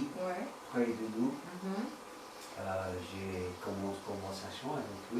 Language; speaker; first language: French; non-native, learner; English